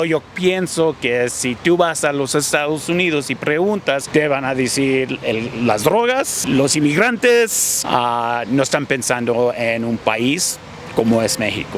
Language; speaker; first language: Spanish; early bilingual, heritage; English